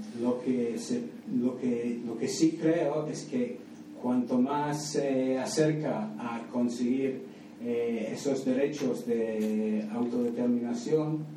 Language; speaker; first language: Spanish; non-native, fluent; English